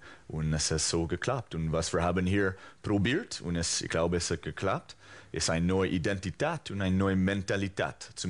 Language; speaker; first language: German; non-native, fluent; English